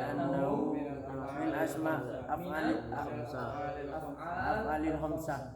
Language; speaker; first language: Arabic; non-native, learner; Indonesian